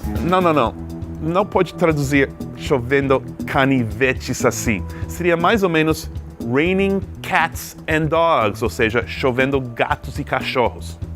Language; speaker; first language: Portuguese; non-native, fluent; English